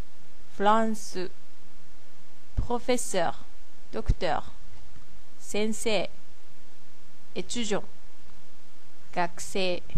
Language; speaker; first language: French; non-native, fluent; Japanese